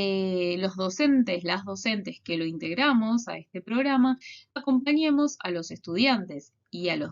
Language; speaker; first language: Spanish; native; Spanish